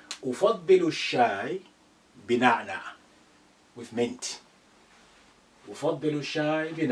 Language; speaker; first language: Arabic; non-native, fluent; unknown